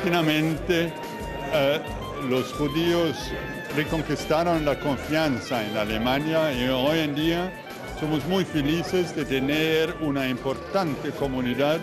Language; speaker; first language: Spanish; non-native, fluent; German